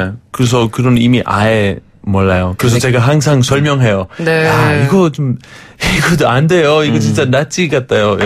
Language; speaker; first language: Korean; non-native, fluent; Greek